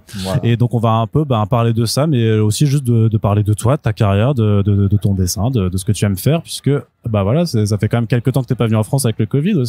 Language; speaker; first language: French; native; French